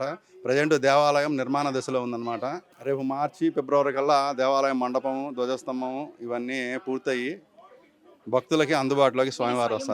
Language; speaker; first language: Telugu; native; Telugu